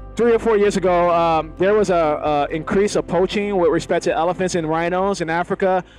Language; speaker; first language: English; native; English